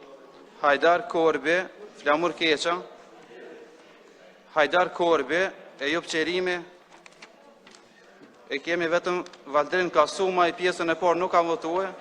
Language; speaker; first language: Albanian; native; Albanian